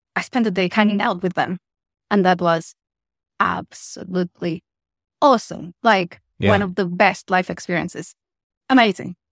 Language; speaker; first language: English; non-native, fluent; Spanish